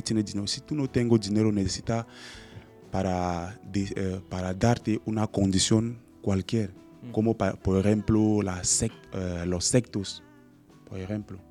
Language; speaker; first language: Spanish; non-native, learner; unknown